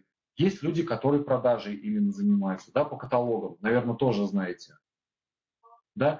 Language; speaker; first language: Russian; native; Russian